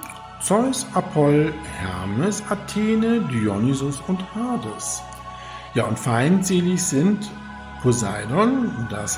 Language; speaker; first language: German; native; German